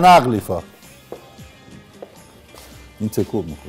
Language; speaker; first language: Greek; non-native, fluent; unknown